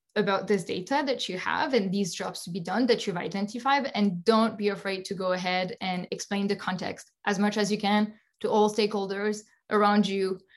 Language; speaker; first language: English; non-native, fluent; French